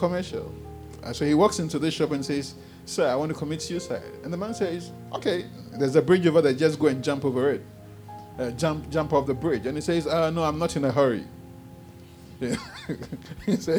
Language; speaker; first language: English; non-native, local second language; Akan